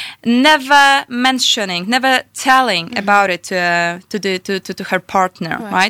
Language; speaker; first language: English; non-native, fluent; Polish